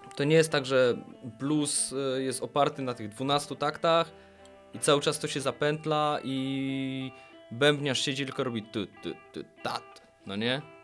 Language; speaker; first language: Polish; native; Polish